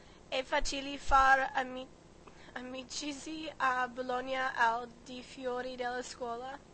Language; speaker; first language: Italian; non-native, learner; English